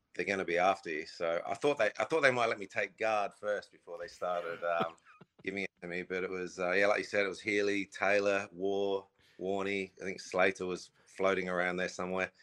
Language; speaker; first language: English; native; English